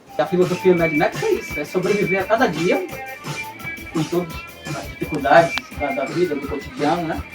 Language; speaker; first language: Portuguese; native; Portuguese